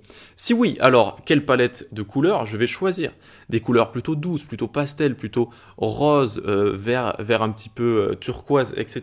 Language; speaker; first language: French; native; French